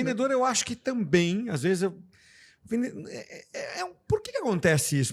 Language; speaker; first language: Portuguese; native; Portuguese